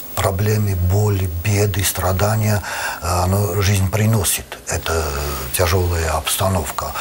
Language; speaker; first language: Russian; non-native, local second language; Armenian